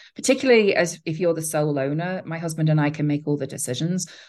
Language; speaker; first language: English; native; English